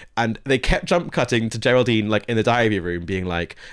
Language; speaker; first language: English; native; English